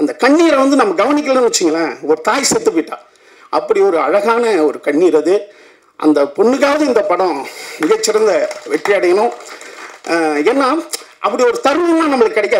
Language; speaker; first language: Tamil; native; Tamil